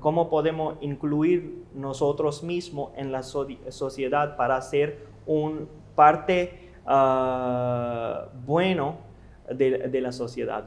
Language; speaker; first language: Spanish; non-native, learner; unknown